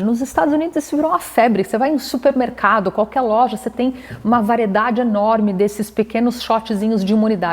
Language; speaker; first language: Portuguese; native; Portuguese